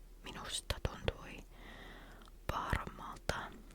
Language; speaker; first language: Finnish; non-native, learner; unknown